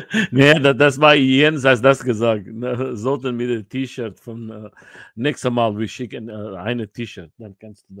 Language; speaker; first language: German; non-native, learner; Portuguese